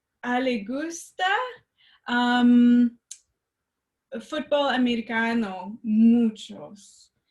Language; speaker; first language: Spanish; non-native, learner; French